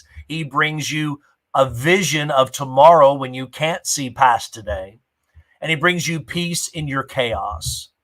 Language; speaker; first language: English; native; English